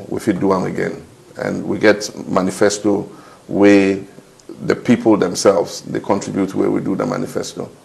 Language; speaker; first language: Nigerian Pidgin; non-native, fluent; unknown